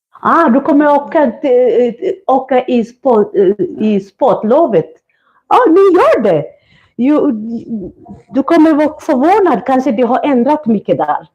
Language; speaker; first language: Swedish; non-native, fluent; Kikuyu